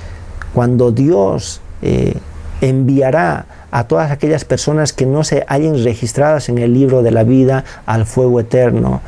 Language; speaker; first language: Spanish; native; Spanish